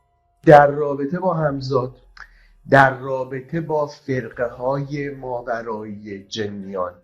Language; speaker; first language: Persian; native; Persian